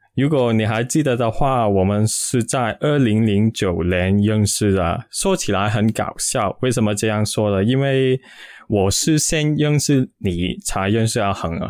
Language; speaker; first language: Chinese; non-native, local second language; Cantonese